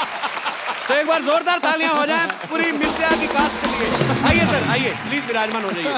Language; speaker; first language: Hindi; native; Hindi